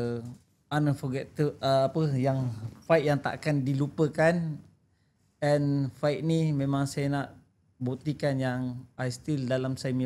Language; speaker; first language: Malay; native; Malay